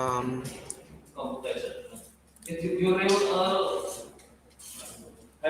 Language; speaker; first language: English; non-native, learner; Indonesian